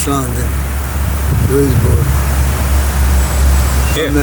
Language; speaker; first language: German; non-native, learner; Bosnian